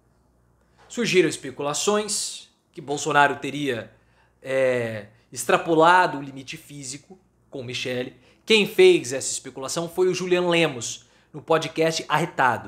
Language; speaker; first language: Portuguese; native; Portuguese